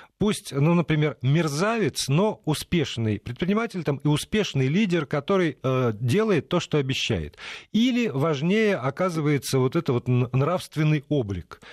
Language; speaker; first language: Russian; native; Russian